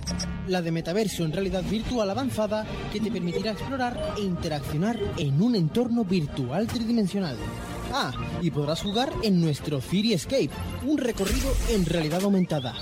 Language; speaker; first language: Spanish; native; Spanish